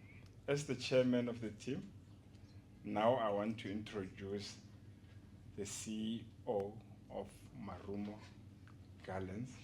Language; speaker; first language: English; non-native, local second language; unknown